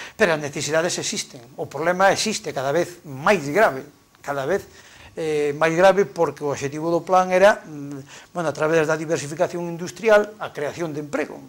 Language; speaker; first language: Galician; native; Galician